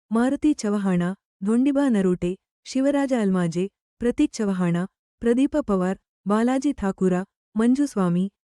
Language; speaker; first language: Kannada; native; Kannada